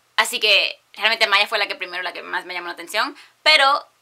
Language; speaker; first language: Spanish; early bilingual, heritage; Spanish